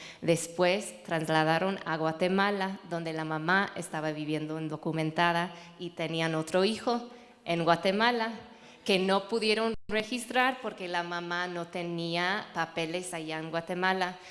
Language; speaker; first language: Spanish; non-native, fluent; English